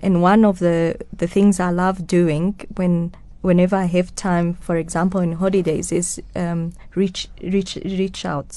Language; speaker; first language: English; non-native, local second language; Kinyarwanda